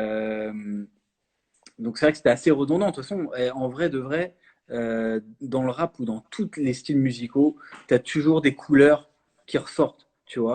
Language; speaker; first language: French; native; French